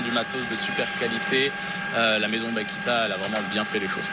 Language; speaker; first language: French; native; French